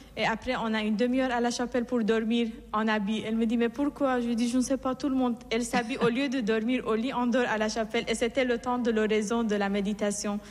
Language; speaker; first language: French; non-native, fluent; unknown